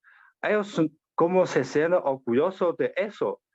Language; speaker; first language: Spanish; non-native, learner; Chinese